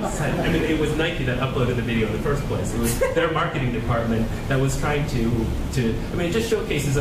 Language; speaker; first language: English; native; English